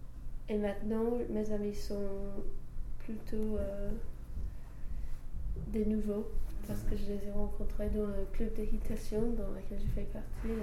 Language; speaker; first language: French; non-native, fluent; English